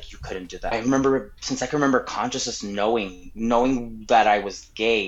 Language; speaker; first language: English; native; English